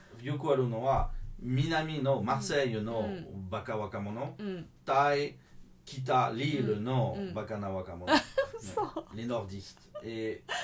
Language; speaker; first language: Japanese; non-native, fluent; French